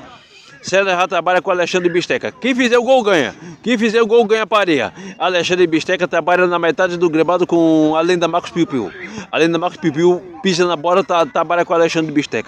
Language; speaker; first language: Portuguese; native; Portuguese